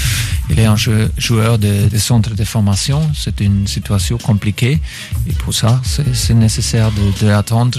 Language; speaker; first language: French; non-native, fluent; German